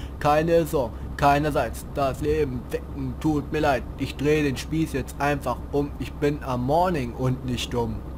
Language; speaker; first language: German; native; German